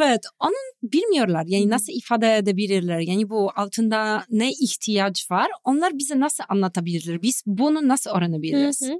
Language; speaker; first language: Turkish; non-native, fluent; Polish